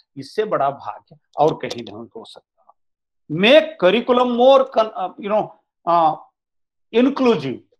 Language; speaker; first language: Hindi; non-native, local second language; Kannada